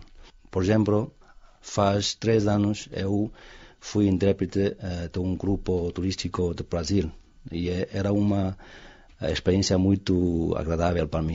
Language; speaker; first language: Portuguese; non-native, fluent; Chinese